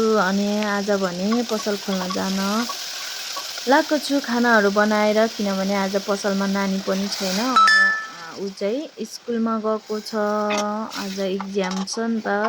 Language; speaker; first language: Nepali; non-native, local second language; Sherpa